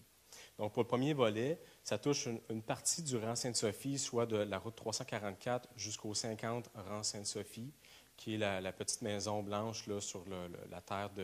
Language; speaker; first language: French; native; French